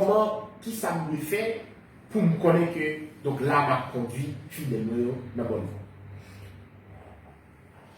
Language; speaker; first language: Haitian Creole; native; Haitian Creole